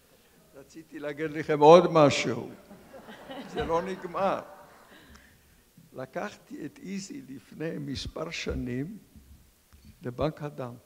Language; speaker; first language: Hebrew; non-native, fluent; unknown